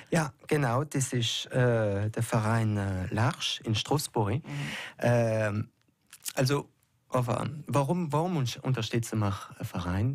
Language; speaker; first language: German; non-native, local second language; French